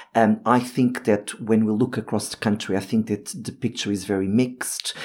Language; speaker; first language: English; non-native, fluent; Portuguese